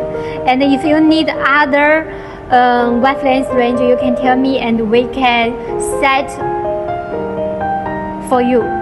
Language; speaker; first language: English; non-native, learner; Chinese